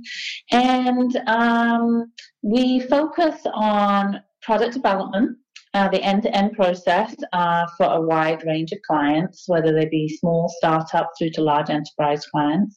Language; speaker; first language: English; native; English